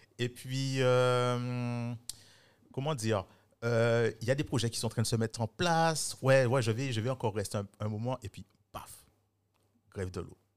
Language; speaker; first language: French; native; French